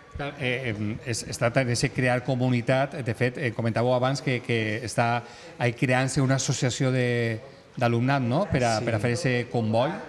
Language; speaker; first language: Catalan; native; Catalan